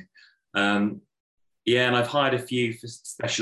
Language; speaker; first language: English; native; English